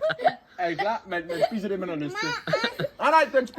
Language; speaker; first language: Danish; native; Danish